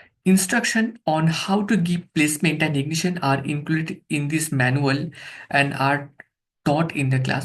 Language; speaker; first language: English; non-native, local second language; Bangla